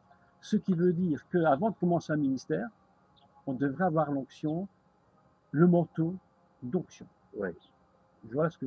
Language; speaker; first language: French; native; French